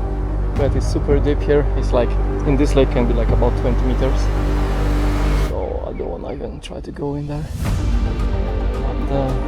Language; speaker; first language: English; non-native, fluent; Polish